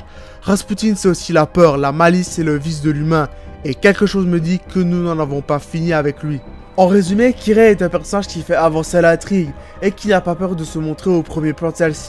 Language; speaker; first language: French; native; French